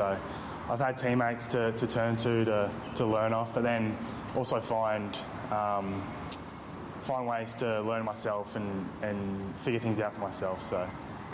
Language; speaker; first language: English; native; English